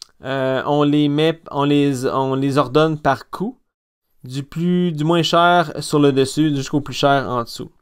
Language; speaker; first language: French; native; French